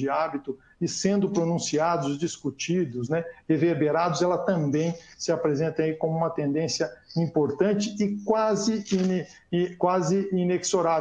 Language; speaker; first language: Portuguese; native; Portuguese